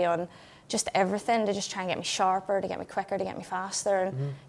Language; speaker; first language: English; native; English